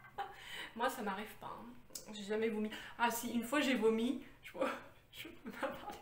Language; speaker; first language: French; native; French